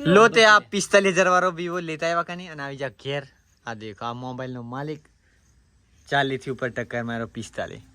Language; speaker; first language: Gujarati; non-native, local second language; Rathawi